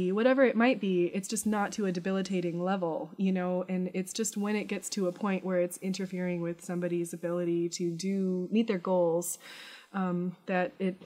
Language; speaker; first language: English; native; English